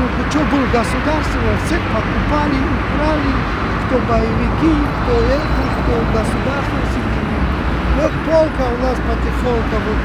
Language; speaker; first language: Russian; non-native, local second language; Tajik